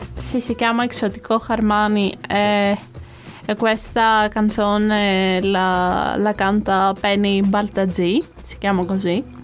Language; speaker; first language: Italian; non-native, fluent; Greek